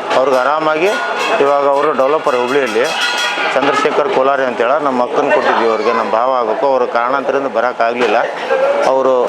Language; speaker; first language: Kannada; native; Kannada